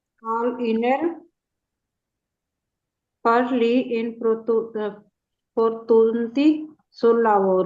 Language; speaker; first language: Italian; non-native, learner; Punjabi